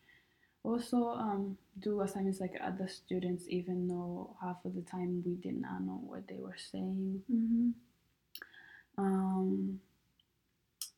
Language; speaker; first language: English; non-native, local second language; Kinyarwanda